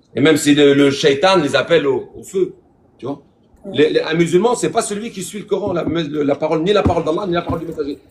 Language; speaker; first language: French; native; French